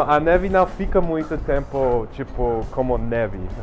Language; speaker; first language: Portuguese; non-native, fluent; English